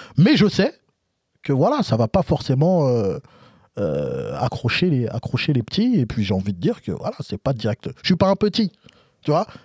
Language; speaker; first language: French; native; French